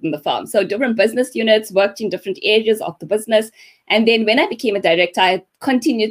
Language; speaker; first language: English; native; English